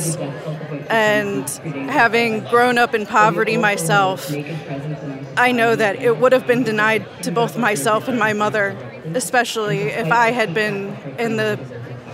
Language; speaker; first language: English; native; English